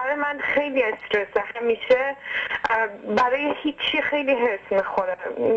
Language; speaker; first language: Persian; native; Persian